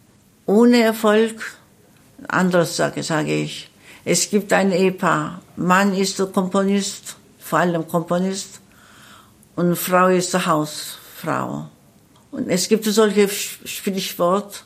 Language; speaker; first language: German; non-native, learner; Korean